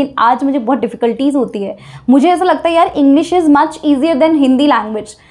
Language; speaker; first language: Hindi; native; Hindi